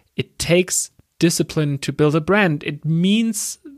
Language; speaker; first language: English; non-native, fluent; German